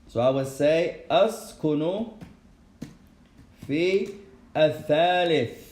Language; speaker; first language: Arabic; non-native, fluent; English